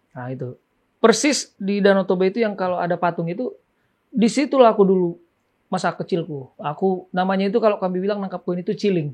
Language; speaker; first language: Indonesian; native; Indonesian